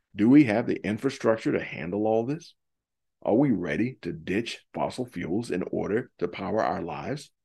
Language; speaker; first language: English; native; English